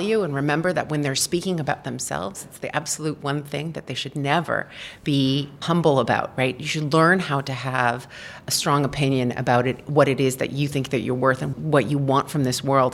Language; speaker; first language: English; native; English